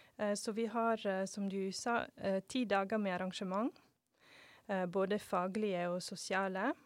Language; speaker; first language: Norwegian; non-native, fluent; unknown